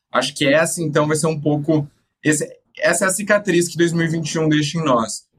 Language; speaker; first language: Portuguese; native; Portuguese